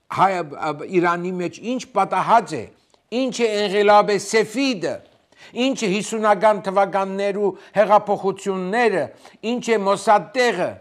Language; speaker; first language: Armenian; native; Armenian